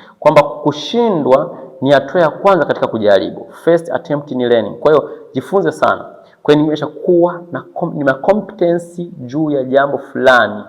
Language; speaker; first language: Swahili; native; Swahili